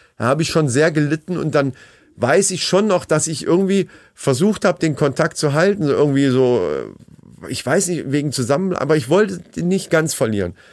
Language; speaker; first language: German; native; German